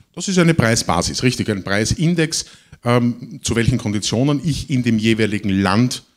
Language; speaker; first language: German; native; German